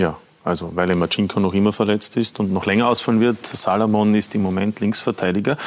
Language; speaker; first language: German; native; German